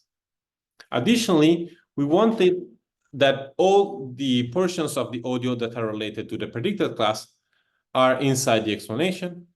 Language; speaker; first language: English; non-native, fluent; Italian